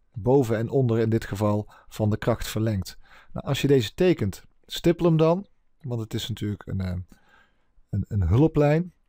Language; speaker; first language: Dutch; native; Dutch